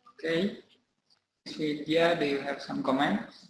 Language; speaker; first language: English; non-native, learner; Indonesian